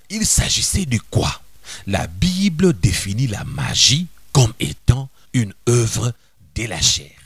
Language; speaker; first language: French; non-native, local second language; Lingala